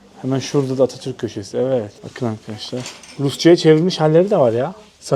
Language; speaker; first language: Turkish; native; Turkish